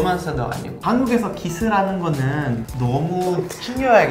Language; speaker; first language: Korean; non-native, fluent; Portuguese